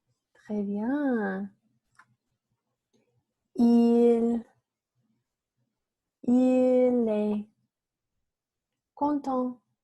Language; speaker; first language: French; non-native, fluent; English